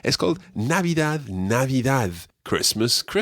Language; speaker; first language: Spanish; non-native, fluent; English